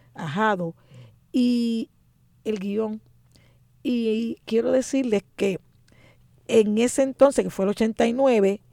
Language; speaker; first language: Spanish; native; Spanish